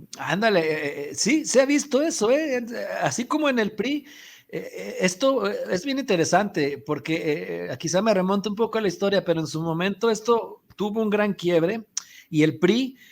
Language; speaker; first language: Spanish; native; Spanish